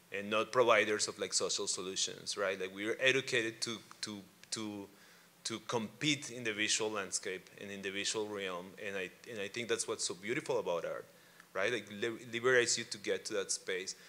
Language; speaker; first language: English; non-native, fluent; Spanish